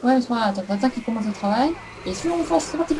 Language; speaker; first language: French; native; French